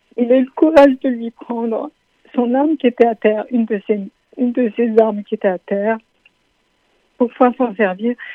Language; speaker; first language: French; native; French